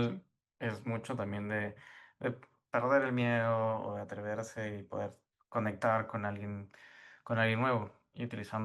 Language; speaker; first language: Spanish; native; Spanish